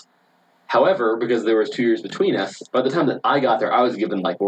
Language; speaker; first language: English; native; English